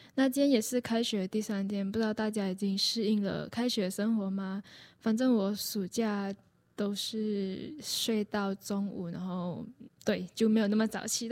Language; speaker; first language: Chinese; native; Chinese